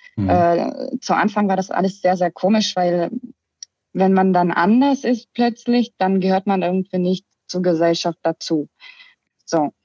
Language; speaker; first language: German; early bilingual, other home language; Russian